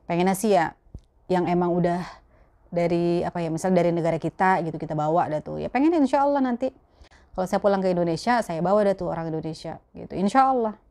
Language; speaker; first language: Indonesian; native; Indonesian